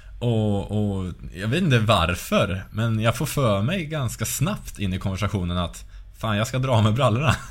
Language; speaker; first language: Swedish; native; Swedish